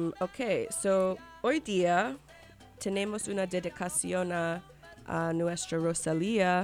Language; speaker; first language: Spanish; non-native, learner; English